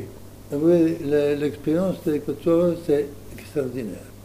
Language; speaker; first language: French; non-native, learner; Italian